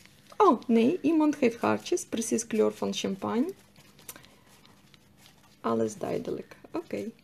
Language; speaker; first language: Dutch; non-native, learner; Russian